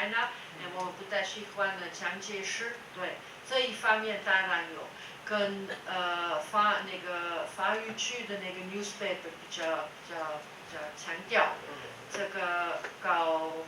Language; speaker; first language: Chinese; non-native, fluent; Dutch